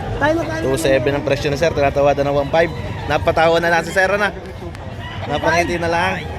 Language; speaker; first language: Filipino; native; Filipino